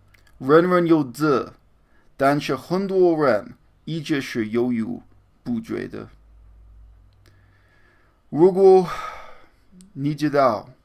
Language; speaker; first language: Chinese; non-native, learner; English